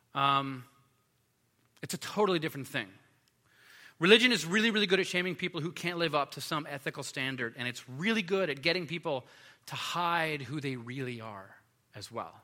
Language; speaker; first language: English; native; English